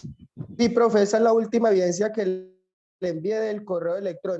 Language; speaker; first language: Spanish; native; Spanish